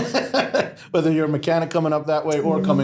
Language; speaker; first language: English; native; English